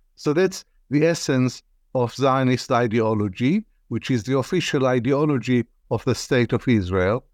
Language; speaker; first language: English; non-native, fluent; Arabic